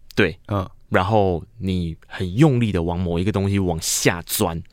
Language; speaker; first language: Chinese; non-native, local second language; Min Nan Chinese